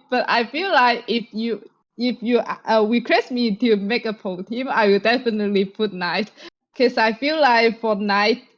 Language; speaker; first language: English; non-native, fluent; Chinese